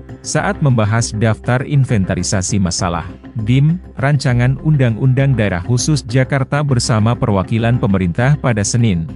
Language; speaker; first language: Indonesian; native; Indonesian